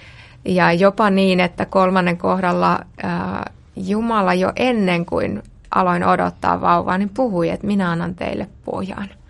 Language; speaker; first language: Finnish; native; Finnish